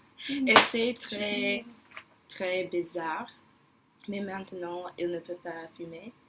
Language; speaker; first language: French; non-native, learner; English